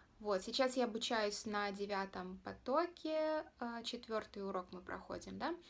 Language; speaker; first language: Russian; native; Russian